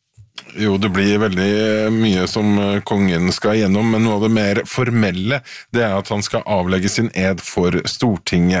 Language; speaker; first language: Norwegian; native; Norwegian